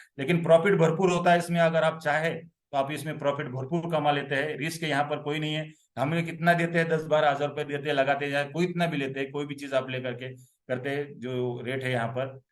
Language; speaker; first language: Hindi; non-native, local second language; Marathi